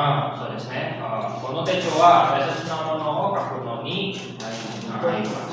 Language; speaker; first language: Japanese; non-native, fluent; Indonesian